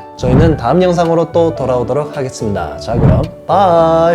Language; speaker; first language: Korean; native; Korean